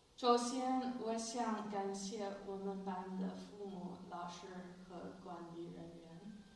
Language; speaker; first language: Chinese; non-native, fluent; English